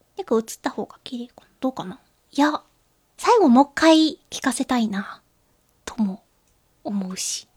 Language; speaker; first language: Japanese; native; Japanese